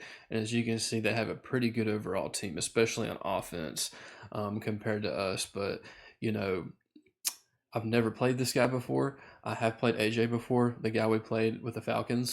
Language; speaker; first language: English; native; English